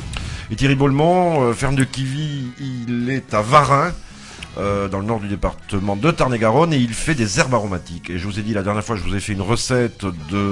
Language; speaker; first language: French; native; French